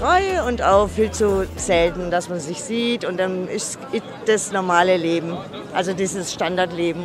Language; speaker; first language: German; native; German